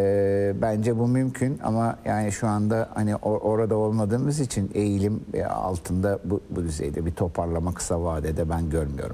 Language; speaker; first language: Turkish; native; Turkish